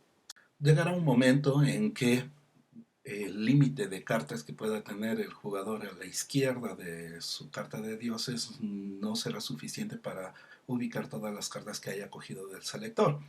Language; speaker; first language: Spanish; native; Spanish